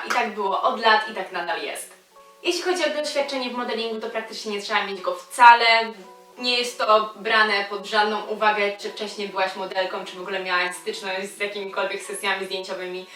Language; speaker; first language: Polish; native; Polish